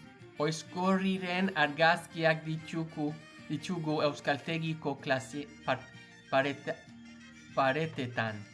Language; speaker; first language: Basque; non-native, learner; English